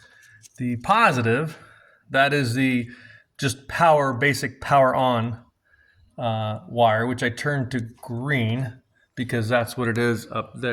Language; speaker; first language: English; native; English